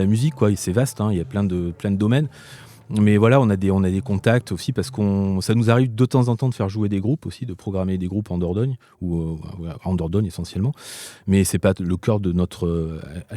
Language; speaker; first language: French; native; French